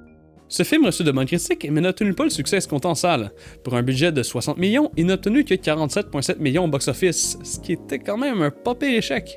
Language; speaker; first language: French; native; French